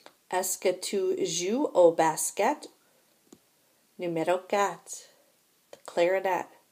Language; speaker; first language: French; non-native, fluent; English